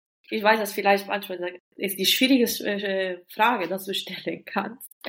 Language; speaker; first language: German; non-native, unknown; Italian